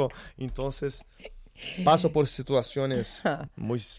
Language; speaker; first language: Spanish; non-native, learner; Portuguese